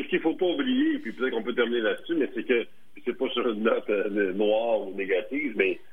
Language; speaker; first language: French; native; French